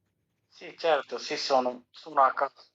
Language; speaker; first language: Italian; non-native, learner; Bangla